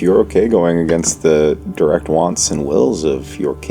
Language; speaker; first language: English; native; English